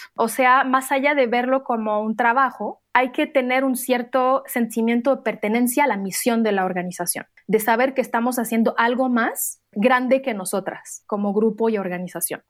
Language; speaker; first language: Spanish; non-native, fluent; Arabic